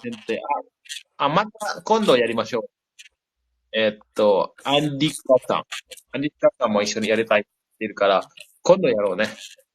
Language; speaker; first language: Japanese; non-native, fluent; Indonesian